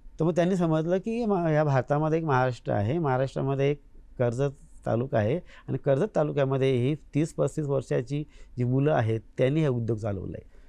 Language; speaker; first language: Marathi; native; Marathi